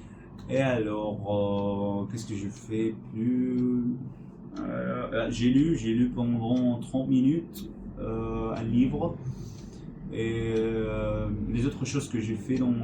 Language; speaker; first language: French; non-native, learner; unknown